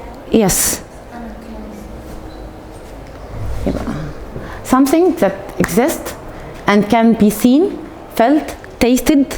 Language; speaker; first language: English; non-native, fluent; Arabic